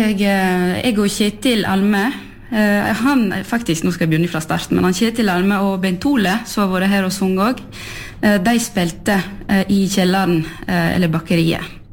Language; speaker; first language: Norwegian; early bilingual, heritage; French